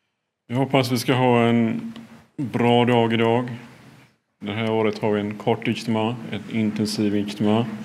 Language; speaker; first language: Swedish; early bilingual, other home language; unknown